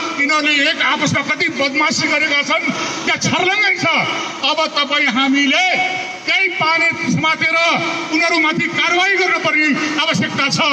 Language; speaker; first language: Nepali; native; Nepali